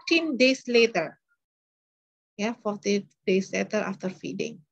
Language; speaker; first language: English; non-native, learner; Indonesian